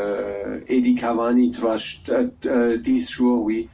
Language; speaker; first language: French; non-native, learner; German